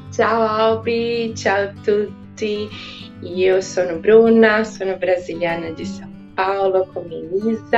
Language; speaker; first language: Italian; non-native, learner; Portuguese